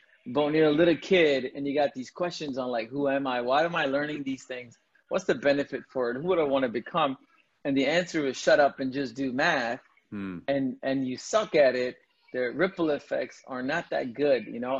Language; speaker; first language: English; non-native, local second language; Tamil